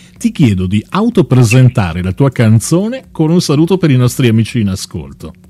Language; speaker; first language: Italian; native; Italian